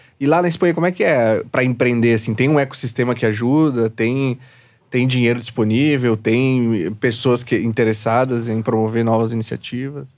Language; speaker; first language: Portuguese; native; Portuguese